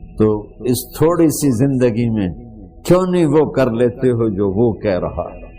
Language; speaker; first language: Urdu; non-native, local second language; Punjabi